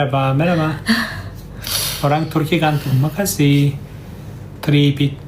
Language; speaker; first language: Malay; non-native, learner; Turkish